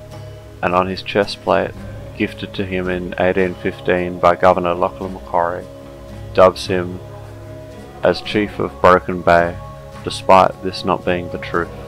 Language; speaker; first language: English; native; English